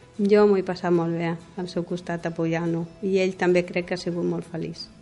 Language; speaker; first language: Catalan; non-native, local second language; Spanish